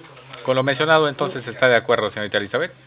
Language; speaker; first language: Spanish; native; Spanish